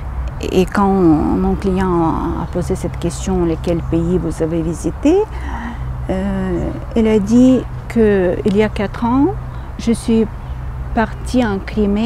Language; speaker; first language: French; non-native, fluent; Ukrainian